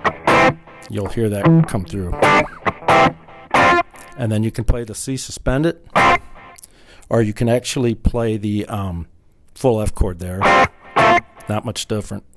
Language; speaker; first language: English; native; English